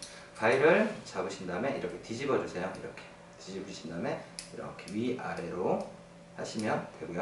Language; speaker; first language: Korean; native; Korean